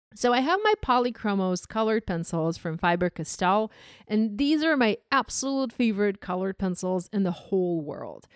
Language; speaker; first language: English; non-native, fluent; Ukrainian